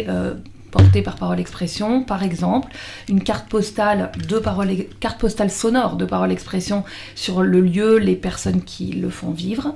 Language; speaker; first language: French; native; French